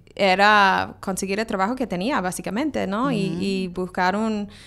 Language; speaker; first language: Spanish; non-native, fluent; English